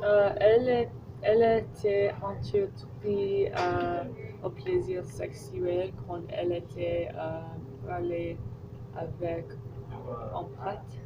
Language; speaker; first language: French; non-native, learner; English